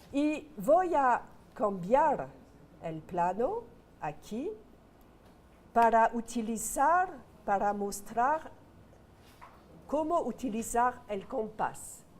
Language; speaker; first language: Spanish; non-native, fluent; French